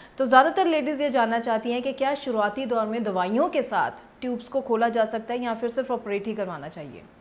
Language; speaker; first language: Hindi; non-native, local second language; Punjabi